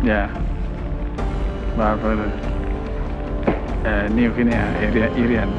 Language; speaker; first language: Dutch; non-native, learner; Indonesian